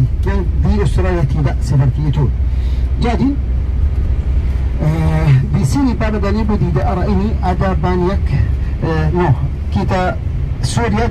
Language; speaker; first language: Indonesian; non-native, learner; Arabic